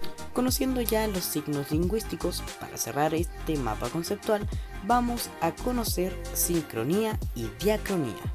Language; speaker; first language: Spanish; native; Spanish